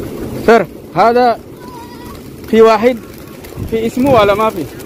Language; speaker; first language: Arabic; non-native, learner; Javanese